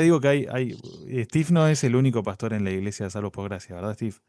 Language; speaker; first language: Spanish; native; Spanish